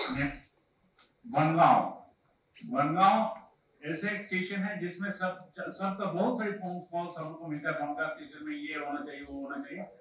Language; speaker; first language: Hindi; native; Hindi